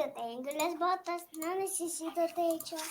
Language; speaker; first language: Spanish; non-native, learner; Russian